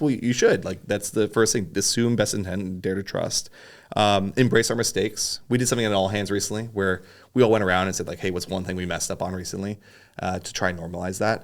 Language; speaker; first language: English; native; English